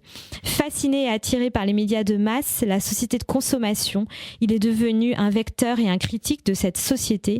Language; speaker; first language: French; native; French